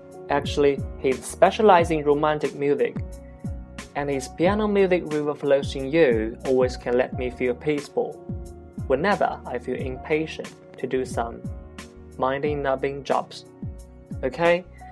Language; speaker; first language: English; non-native, fluent; Chinese